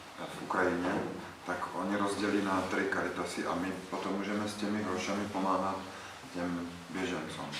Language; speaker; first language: Czech; non-native, learner; Ukrainian